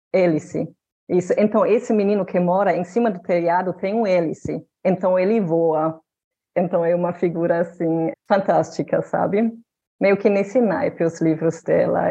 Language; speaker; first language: Portuguese; non-native, fluent; German